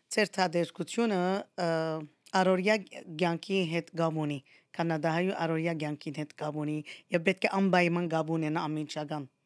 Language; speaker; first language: Armenian; early bilingual, heritage; Armenian